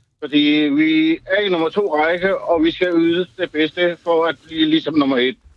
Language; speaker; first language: Danish; early bilingual, other home language; Urdu